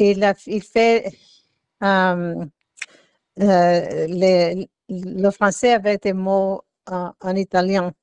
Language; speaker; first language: French; non-native, learner; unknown